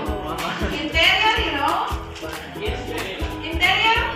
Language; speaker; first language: English; non-native, fluent; Indonesian